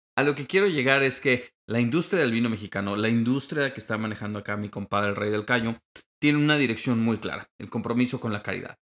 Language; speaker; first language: Spanish; native; Spanish